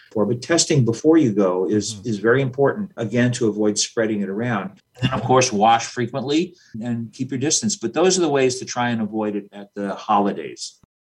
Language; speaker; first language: English; native; English